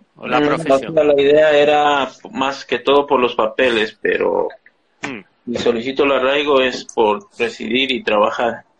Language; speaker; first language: Spanish; native; Spanish